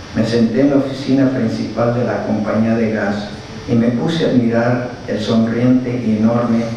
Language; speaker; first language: Spanish; early bilingual, heritage; Spanish